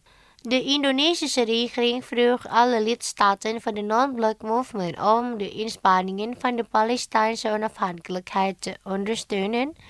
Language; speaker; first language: Dutch; non-native, fluent; Indonesian